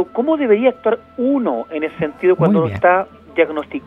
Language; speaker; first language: Spanish; native; Spanish